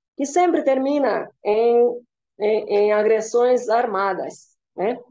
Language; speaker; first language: Portuguese; non-native, fluent; Hungarian